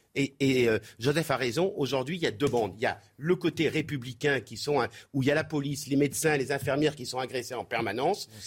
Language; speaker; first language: French; native; French